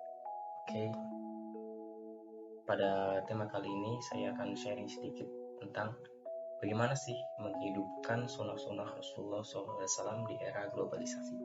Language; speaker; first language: Indonesian; native; Indonesian